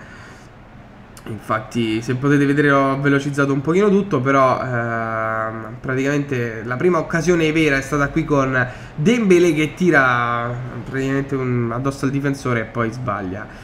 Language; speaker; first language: Italian; native; Italian